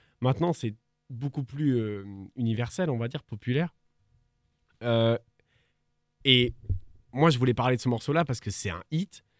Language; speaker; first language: French; native; French